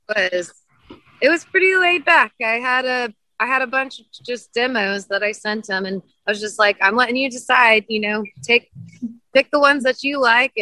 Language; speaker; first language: English; native; English